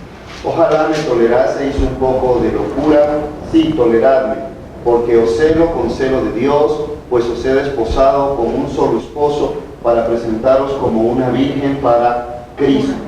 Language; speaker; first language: Spanish; native; Spanish